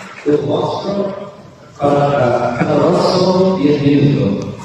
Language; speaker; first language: Italian; non-native, learner; English